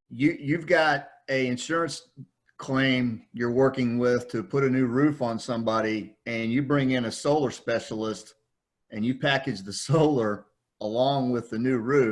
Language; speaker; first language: English; native; English